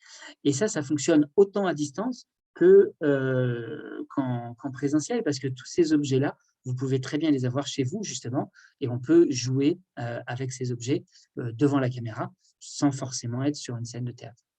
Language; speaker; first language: French; native; French